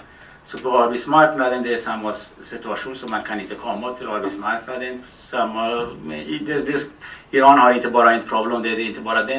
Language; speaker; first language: Swedish; non-native, fluent; Baluchi